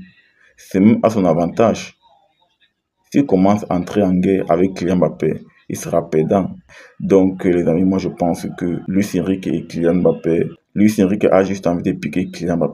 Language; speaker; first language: French; native; French